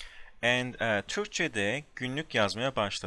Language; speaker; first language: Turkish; non-native, fluent; English